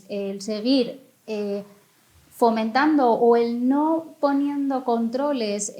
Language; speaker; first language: Spanish; native; Spanish